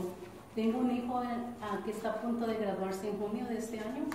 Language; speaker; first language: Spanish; early bilingual, heritage; Spanish